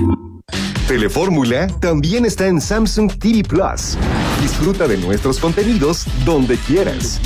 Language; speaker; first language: Spanish; native; Spanish